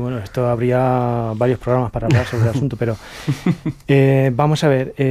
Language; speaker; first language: Spanish; native; Spanish